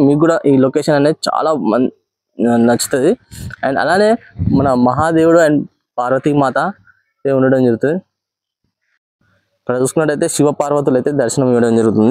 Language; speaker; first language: Telugu; native; Telugu